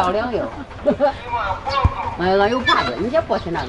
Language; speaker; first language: Chinese; native; Chinese